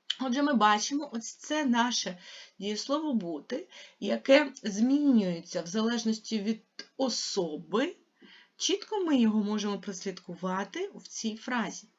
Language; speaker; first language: Ukrainian; native; Ukrainian